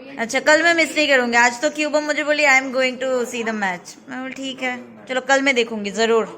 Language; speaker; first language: Hindi; non-native, local second language; Bangla